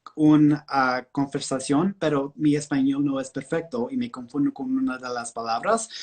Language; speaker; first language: Spanish; early bilingual, heritage; Spanish